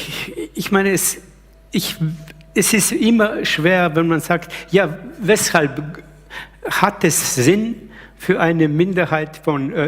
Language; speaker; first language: German; early bilingual, other home language; Slovenian